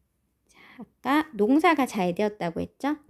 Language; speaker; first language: Korean; native; Korean